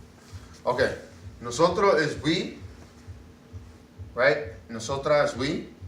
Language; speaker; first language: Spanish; non-native, learner; English